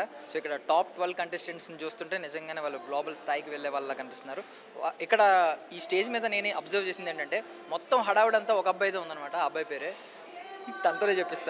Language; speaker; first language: Telugu; native; Telugu